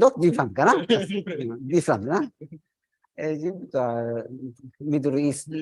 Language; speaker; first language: English; non-native, learner; Japanese